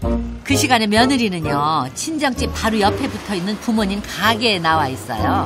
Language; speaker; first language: Korean; native; Korean